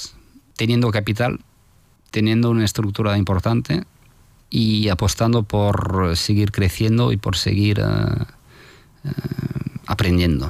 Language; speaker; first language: Spanish; non-native, fluent; French